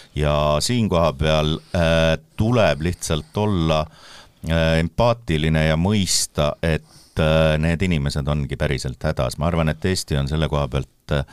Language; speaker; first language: Estonian; native; Estonian